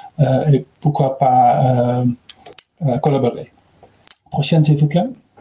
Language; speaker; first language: French; non-native, learner; Dutch